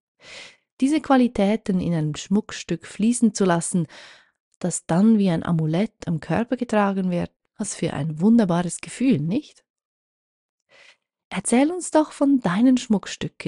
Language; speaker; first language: German; native; German